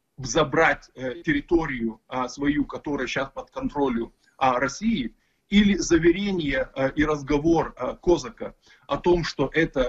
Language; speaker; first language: Russian; non-native, fluent; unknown